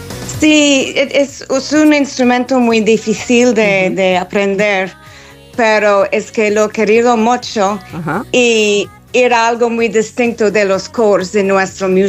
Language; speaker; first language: Spanish; non-native, fluent; English